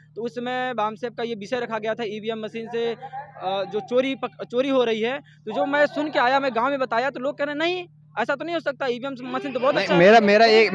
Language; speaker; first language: Hindi; native; Hindi